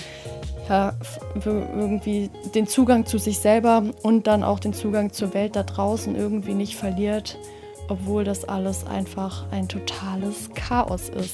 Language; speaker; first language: German; native; German